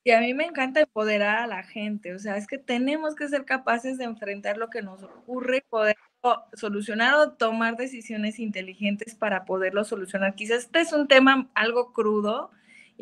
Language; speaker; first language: Spanish; native; Spanish